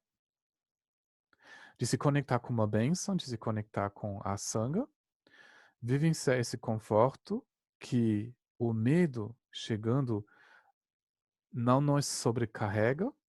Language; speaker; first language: Portuguese; non-native, fluent; German